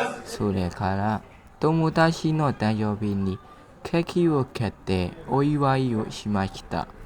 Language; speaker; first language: Japanese; non-native, learner; Burmese